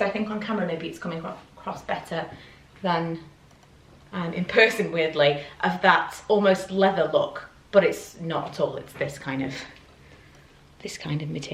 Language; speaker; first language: English; native; English